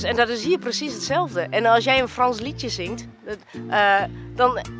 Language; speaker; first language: Dutch; native; Dutch